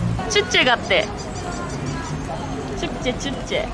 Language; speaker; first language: Korean; non-native, fluent; Japanese